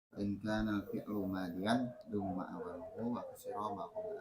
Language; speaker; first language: Arabic; non-native, learner; Indonesian